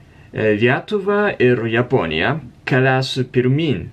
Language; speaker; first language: Lithuanian; non-native, fluent; Japanese